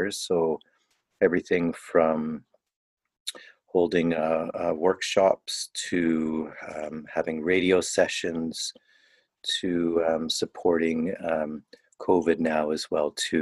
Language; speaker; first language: English; native; English